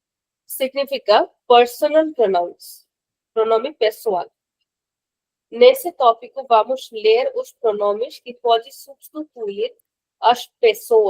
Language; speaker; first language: Portuguese; non-native, fluent; Hindi